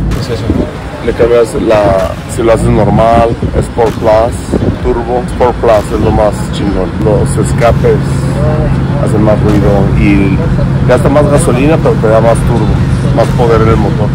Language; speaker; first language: Spanish; native; Spanish